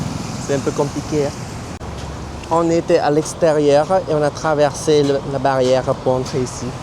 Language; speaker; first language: French; non-native, fluent; Vietnamese